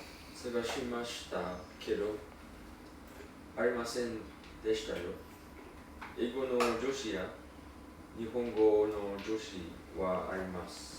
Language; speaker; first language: Japanese; non-native, learner; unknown